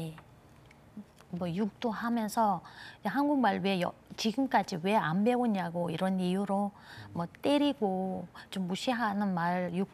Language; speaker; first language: Korean; non-native, fluent; Mongolian